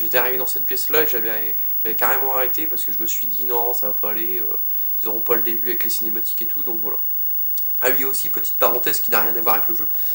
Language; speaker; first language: French; native; French